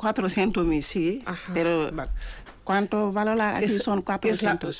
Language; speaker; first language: Spanish; non-native, learner; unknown